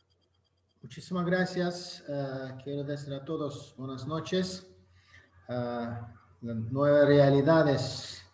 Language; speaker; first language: Spanish; non-native, learner; Azerbaijani